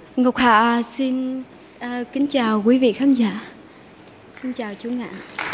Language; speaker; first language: Vietnamese; native; Vietnamese